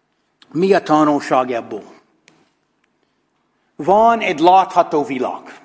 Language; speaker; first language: Hungarian; non-native, fluent; English